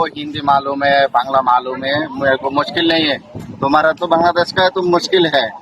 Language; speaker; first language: Hindi; non-native, learner; Bangla